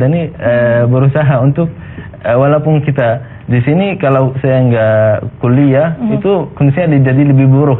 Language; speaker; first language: Indonesian; non-native, fluent; Arabic